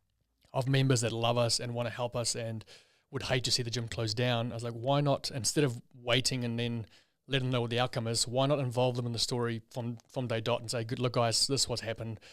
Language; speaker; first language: English; native; English